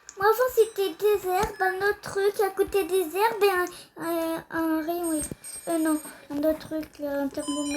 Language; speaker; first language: French; native; French